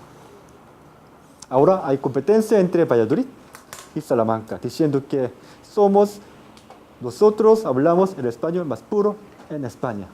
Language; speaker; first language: Spanish; non-native, fluent; Korean